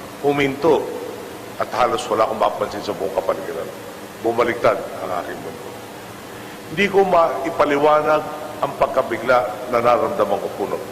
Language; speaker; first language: Filipino; native; Filipino